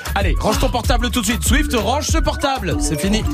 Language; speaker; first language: French; non-native, fluent; English